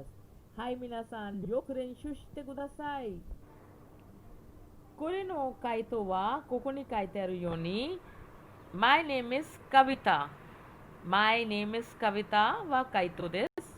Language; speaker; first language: Japanese; non-native, fluent; Hindi